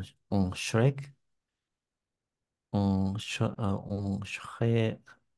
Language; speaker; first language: French; non-native, learner; English